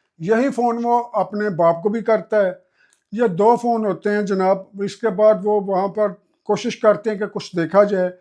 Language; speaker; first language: Urdu; non-native, local second language; Punjabi